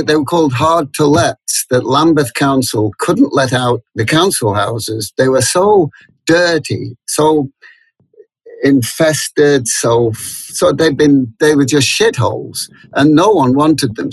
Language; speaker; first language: English; native; English